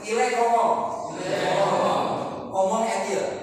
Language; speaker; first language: French; non-native, learner; Indonesian